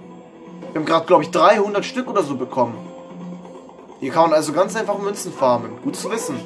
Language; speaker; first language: German; native; German